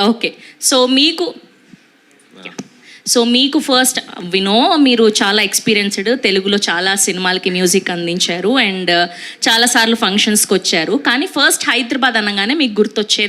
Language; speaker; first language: Telugu; native; Telugu